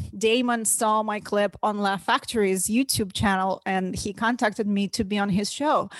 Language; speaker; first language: English; non-native, fluent; Russian